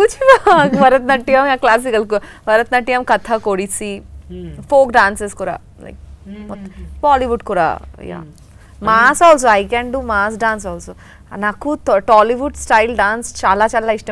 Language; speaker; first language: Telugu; non-native, learner; Bangla